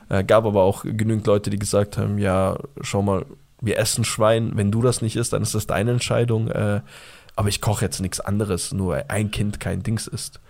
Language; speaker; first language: German; early bilingual, other home language; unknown